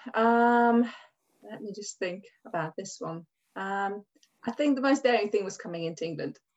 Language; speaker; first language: English; non-native, fluent; Hungarian